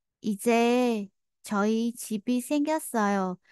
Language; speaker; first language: Korean; non-native, fluent; Vietnamese